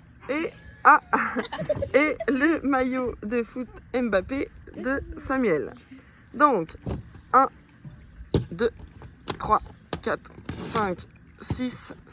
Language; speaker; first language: French; native; French